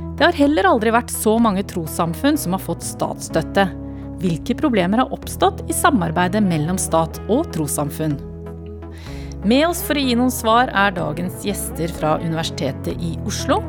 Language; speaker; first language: Norwegian; native; Norwegian